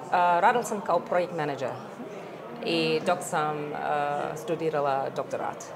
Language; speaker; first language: Croatian; early bilingual, heritage; English